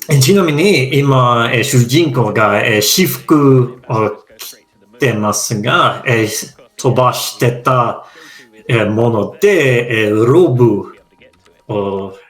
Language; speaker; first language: Japanese; non-native, fluent; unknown